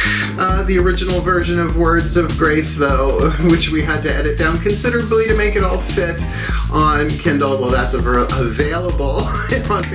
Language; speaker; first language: English; native; English